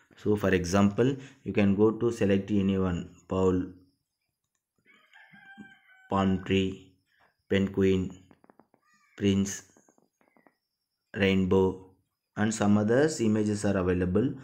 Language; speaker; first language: English; non-native, local second language; Tamil